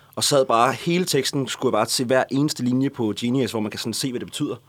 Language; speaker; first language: Danish; native; Danish